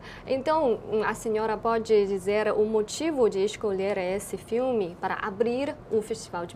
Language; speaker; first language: Portuguese; non-native, fluent; Chinese